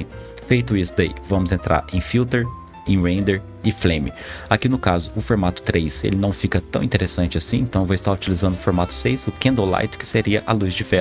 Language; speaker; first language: Portuguese; native; Portuguese